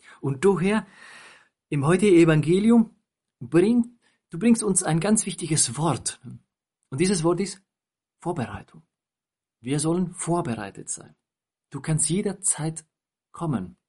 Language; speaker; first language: German; non-native, fluent; Spanish